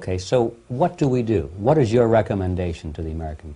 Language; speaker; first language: English; native; English